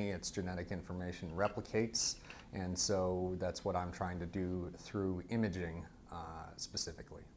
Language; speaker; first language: English; native; English